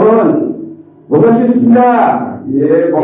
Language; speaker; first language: Korean; non-native, learner; Bangla